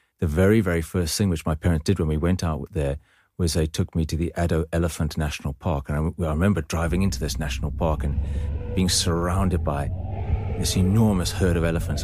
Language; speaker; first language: English; native; English